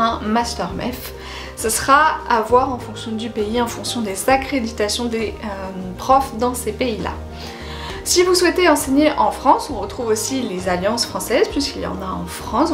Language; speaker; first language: French; native; French